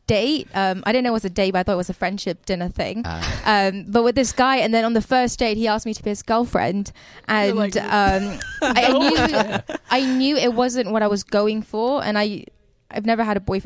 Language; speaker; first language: English; native; English